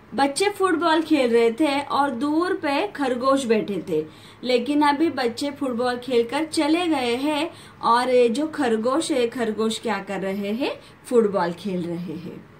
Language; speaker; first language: Hindi; non-native, local second language; Marathi